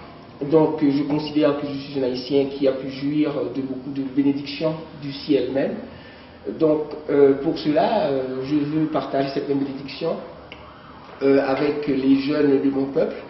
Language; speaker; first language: French; non-native, local second language; Haitian Creole